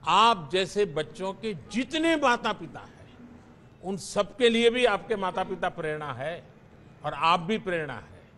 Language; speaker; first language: Hindi; non-native, local second language; Gujarati